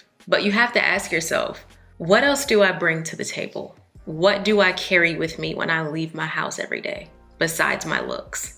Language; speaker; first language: English; native; English